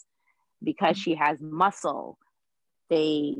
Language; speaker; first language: English; native; English